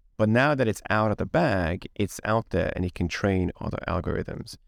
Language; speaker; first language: English; non-native, fluent; Hungarian